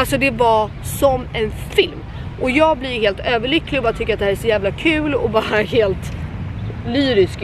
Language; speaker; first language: Swedish; native; Swedish